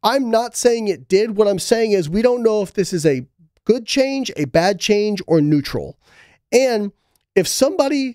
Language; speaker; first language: English; native; English